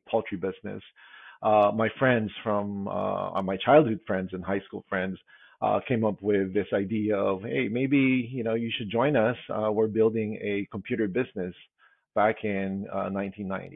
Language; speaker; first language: English; non-native, local second language; Filipino